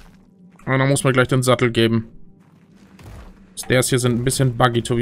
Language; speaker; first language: German; native; German